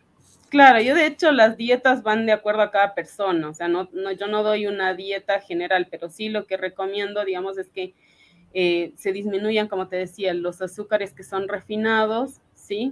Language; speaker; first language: Spanish; native; Spanish